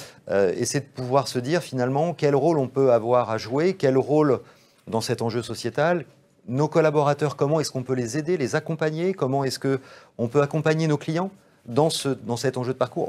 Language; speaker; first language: French; native; French